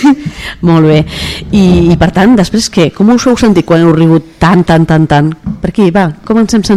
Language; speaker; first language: Catalan; native; Catalan